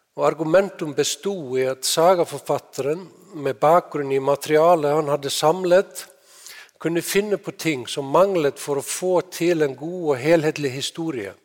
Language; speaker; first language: Norwegian; non-native, fluent; Icelandic